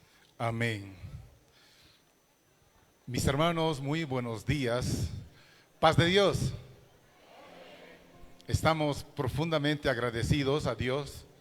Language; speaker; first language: Spanish; native; Spanish